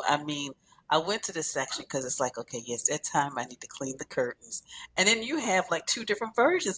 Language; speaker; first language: English; native; English